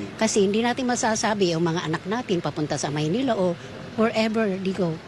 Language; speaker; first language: Filipino; non-native, local second language; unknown